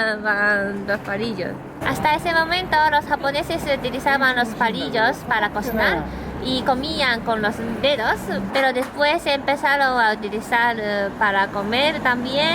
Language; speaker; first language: Spanish; non-native, learner; Japanese